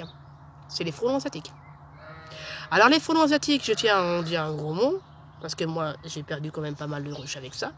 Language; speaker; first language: French; native; French